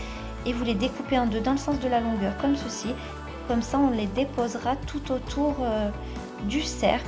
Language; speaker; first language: French; native; French